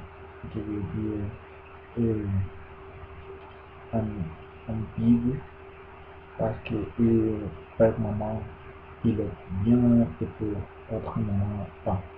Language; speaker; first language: French; non-native, learner; Spanish